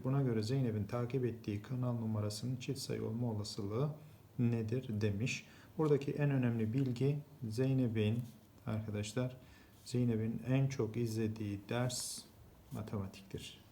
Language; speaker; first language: Turkish; native; Turkish